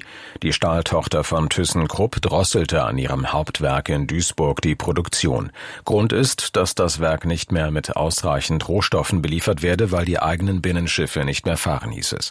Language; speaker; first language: German; native; German